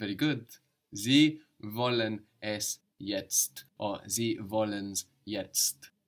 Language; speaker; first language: German; non-native, fluent; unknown